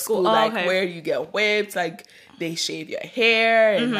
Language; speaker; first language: English; early bilingual, other home language; Akan